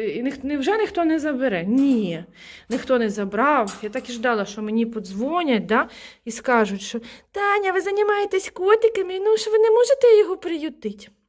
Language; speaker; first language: Ukrainian; native; Ukrainian